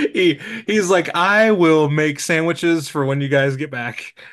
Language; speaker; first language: English; native; English